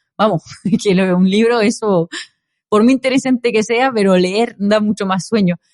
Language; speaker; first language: Spanish; non-native, fluent; French